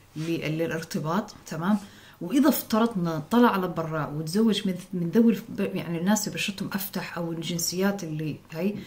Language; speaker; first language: Arabic; non-native, local second language; Somali